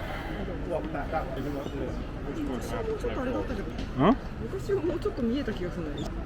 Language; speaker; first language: Japanese; native; Japanese